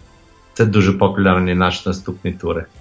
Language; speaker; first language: Ukrainian; early bilingual, heritage; English